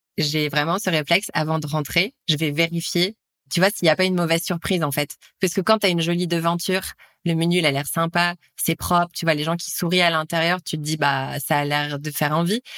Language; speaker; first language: French; native; French